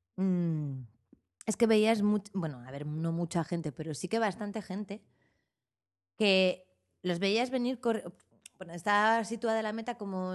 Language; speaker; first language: Spanish; native; Spanish